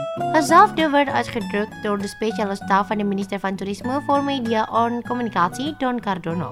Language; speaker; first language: Dutch; non-native, fluent; Indonesian